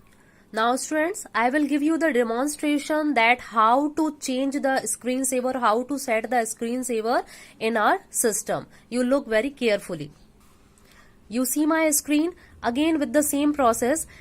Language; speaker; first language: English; non-native, local second language; Hindi